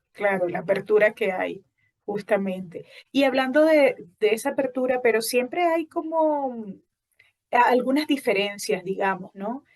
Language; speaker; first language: Spanish; native; Spanish